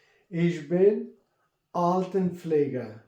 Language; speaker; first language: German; non-native, learner; Persian